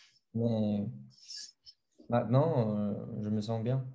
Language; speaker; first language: French; non-native, fluent; Spanish